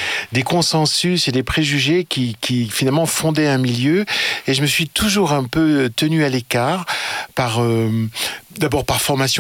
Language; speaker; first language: French; native; French